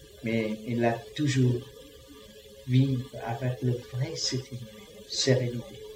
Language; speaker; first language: French; non-native, learner; Vietnamese